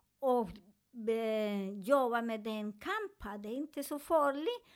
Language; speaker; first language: Swedish; non-native, learner; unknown